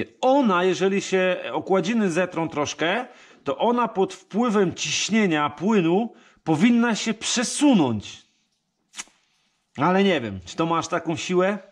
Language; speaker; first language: Polish; native; Polish